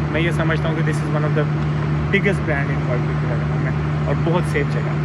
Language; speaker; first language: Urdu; non-native, local second language; Punjabi